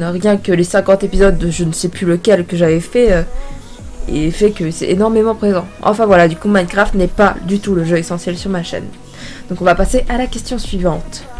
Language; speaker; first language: French; native; French